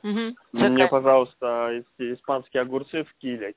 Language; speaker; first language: Russian; non-native, local second language; Estonian